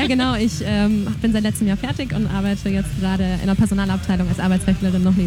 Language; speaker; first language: German; native; German